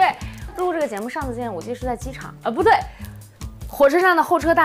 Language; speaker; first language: Chinese; native; Chinese